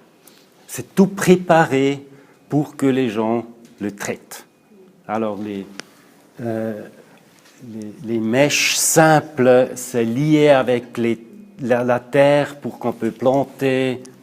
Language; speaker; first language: French; non-native, local second language; German